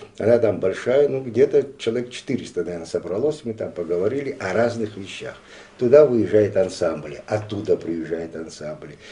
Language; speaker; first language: Russian; non-native, local second language; Abkhazian